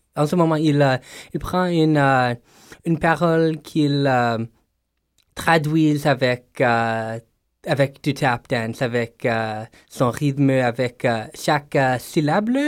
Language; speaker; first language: French; non-native, local second language; English